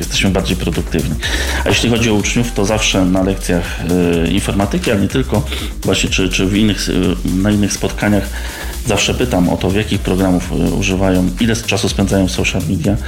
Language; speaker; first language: Polish; native; Polish